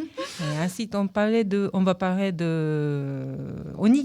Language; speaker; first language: French; non-native, fluent; Japanese